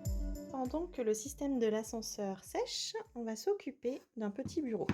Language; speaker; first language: French; native; French